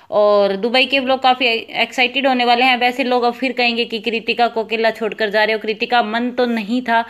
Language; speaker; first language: Hindi; native; Hindi